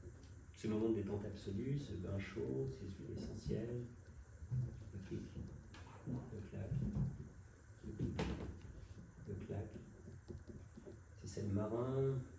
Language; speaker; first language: French; native; French